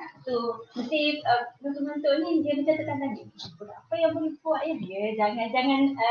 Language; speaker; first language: Malay; native; Malay